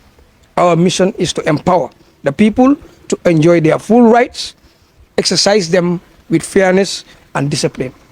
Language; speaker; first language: English; non-native, local second language; Fula